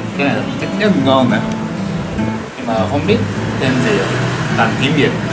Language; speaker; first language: Vietnamese; non-native, learner; Japanese